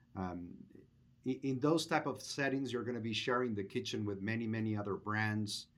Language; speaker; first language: English; non-native, fluent; Spanish